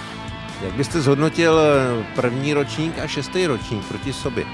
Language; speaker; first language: Czech; native; Czech